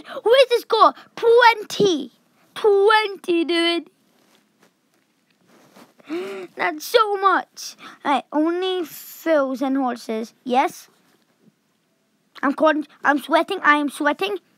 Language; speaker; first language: English; native; English